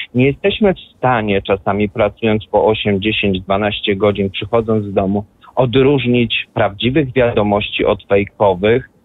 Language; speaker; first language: Polish; non-native, local second language; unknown